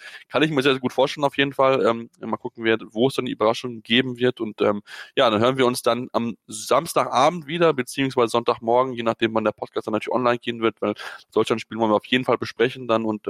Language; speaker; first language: German; native; German